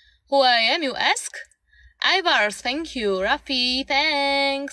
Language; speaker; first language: English; non-native, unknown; Polish